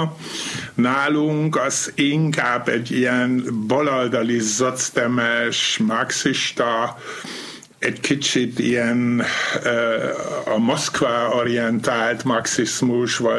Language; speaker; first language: Hungarian; non-native, fluent; German